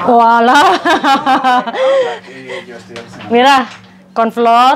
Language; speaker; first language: Spanish; non-native, learner; Indonesian